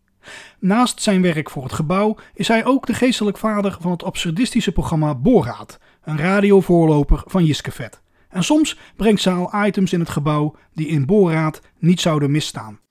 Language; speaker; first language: Dutch; native; Dutch